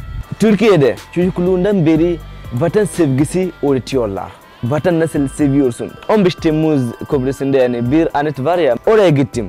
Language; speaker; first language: Turkish; non-native, fluent; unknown